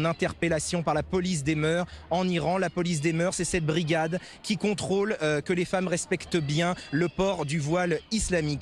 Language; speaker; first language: French; native; French